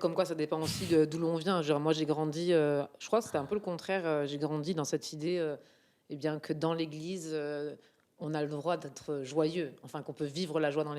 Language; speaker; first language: French; native; French